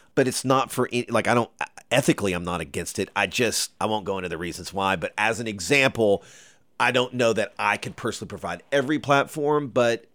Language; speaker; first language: English; native; English